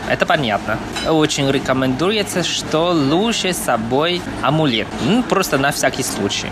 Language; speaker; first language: Russian; non-native, fluent; Chinese